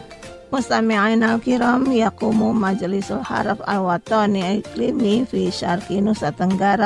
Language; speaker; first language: Arabic; non-native, fluent; Indonesian